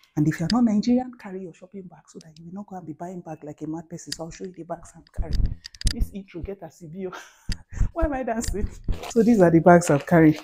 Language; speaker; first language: English; non-native, local second language; Hausa